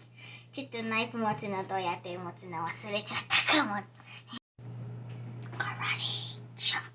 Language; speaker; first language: Japanese; early bilingual, heritage; Japanese